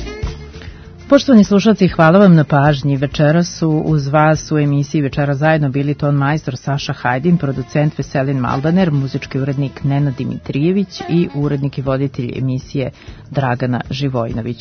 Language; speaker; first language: Serbian; native; Serbian